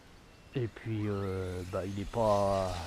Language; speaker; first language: French; native; French